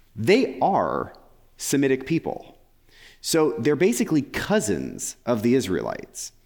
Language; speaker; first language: English; native; English